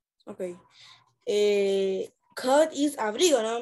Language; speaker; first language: English; non-native, learner; Spanish